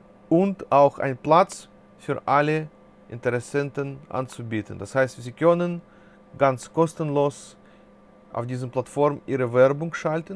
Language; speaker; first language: German; non-native, fluent; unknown